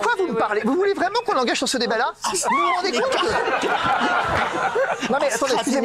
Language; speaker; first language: French; native; French